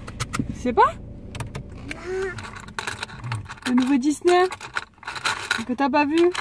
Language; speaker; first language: French; native; French